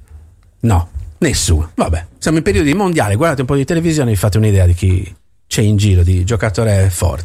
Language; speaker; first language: Italian; native; Italian